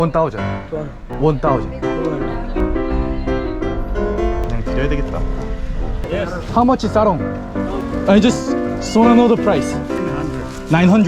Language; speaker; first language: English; non-native, learner; Korean